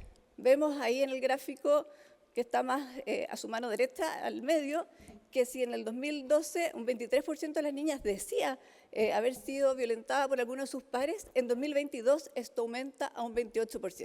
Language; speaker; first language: Spanish; native; Spanish